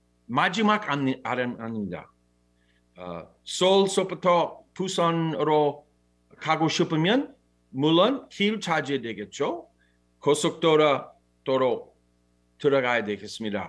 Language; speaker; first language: Korean; non-native, learner; English